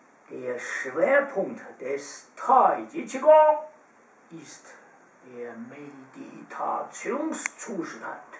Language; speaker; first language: German; non-native, fluent; Chinese